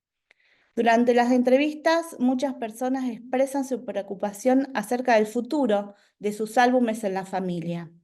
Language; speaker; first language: Spanish; native; Spanish